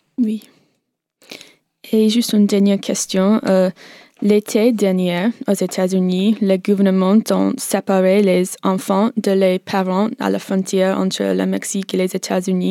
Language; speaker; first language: French; non-native, learner; English